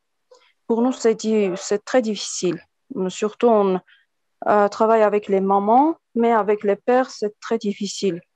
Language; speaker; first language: French; non-native, fluent; Armenian